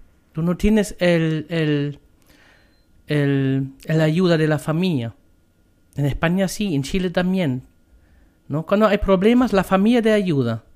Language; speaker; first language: Spanish; non-native, fluent; German